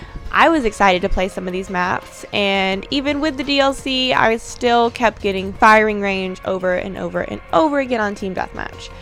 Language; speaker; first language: English; native; English